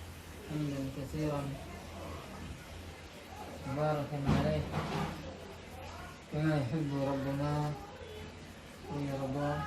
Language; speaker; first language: Arabic; non-native, fluent; Indonesian